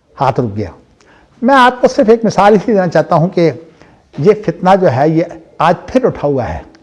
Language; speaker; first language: Urdu; non-native, local second language; Punjabi